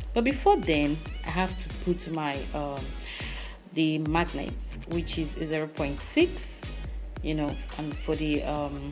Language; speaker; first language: English; non-native, local second language; Yoruba